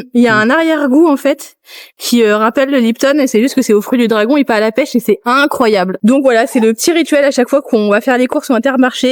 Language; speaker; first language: French; native; French